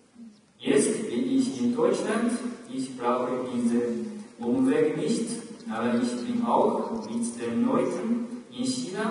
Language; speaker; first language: German; non-native, learner; Chinese